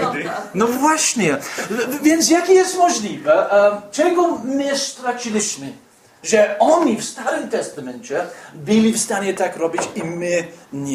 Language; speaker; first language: Polish; non-native, fluent; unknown